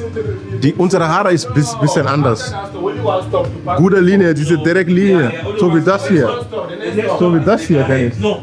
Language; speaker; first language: German; non-native, learner; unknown